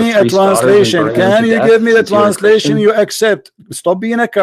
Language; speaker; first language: English; non-native, local second language; Arabic